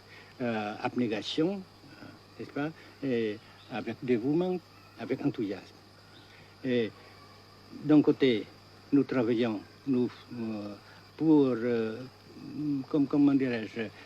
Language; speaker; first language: French; non-native, local second language; Vietnamese